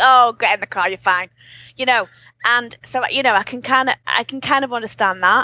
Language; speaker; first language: English; native; English